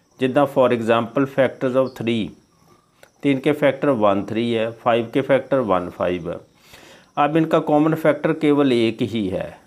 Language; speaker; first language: Hindi; non-native, local second language; Punjabi